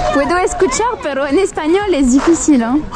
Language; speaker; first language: Spanish; non-native, learner; French